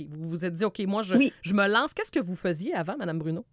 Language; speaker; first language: French; native; French